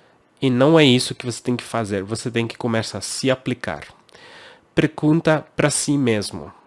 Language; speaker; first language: Portuguese; non-native, fluent; English